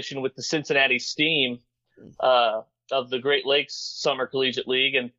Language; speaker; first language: English; native; English